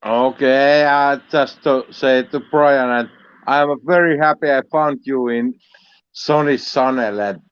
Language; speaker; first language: English; non-native, learner; Finnish